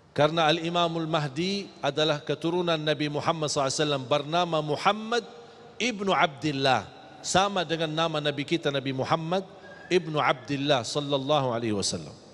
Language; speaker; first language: Malay; non-native, fluent; Arabic